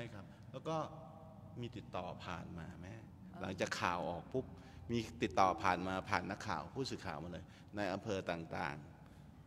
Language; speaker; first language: Thai; native; Thai